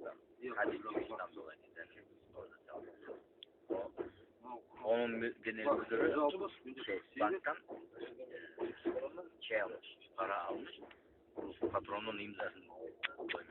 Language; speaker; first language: Turkish; non-native, learner; Kazakh